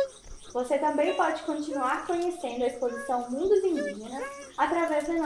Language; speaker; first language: Portuguese; native; Portuguese